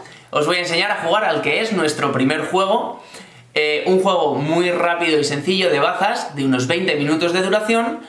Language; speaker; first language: Spanish; native; Spanish